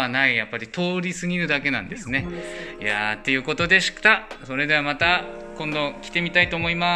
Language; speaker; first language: Japanese; native; Japanese